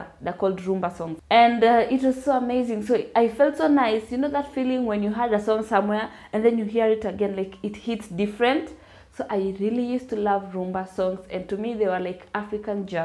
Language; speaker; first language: English; non-native, local second language; Luyia